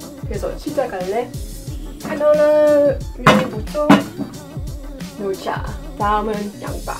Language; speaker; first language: Korean; non-native, learner; Dutch